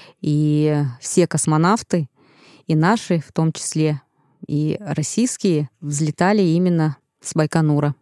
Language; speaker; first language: Russian; non-native, local second language; Kazakh